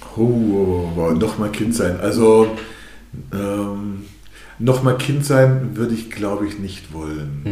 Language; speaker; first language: German; early bilingual, other home language; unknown